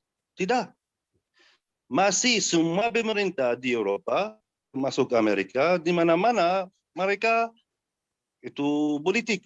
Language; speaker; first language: Indonesian; non-native, fluent; Arabic